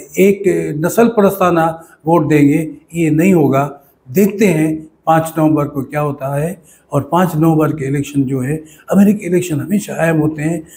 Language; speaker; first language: Urdu; non-native, local second language; Sindhi